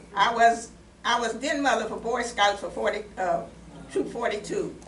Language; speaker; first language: English; native; English